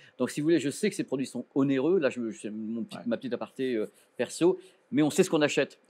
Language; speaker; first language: French; native; French